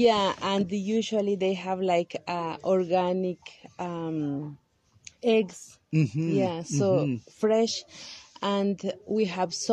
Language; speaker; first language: English; non-native, learner; Kaqchikel